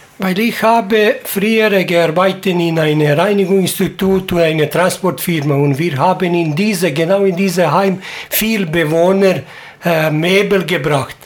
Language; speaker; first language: German; non-native, learner; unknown